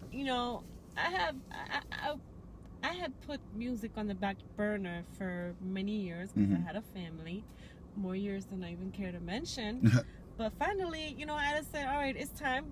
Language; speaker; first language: English; native; English